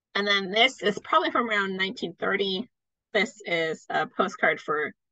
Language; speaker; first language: English; native; English